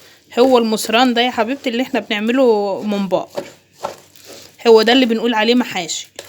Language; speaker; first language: Arabic; native; Arabic